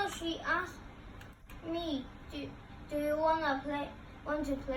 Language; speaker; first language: English; non-native, local second language; Cantonese